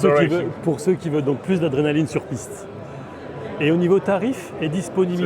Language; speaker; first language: French; native; French